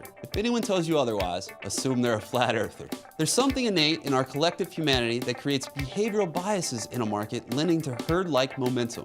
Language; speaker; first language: English; native; English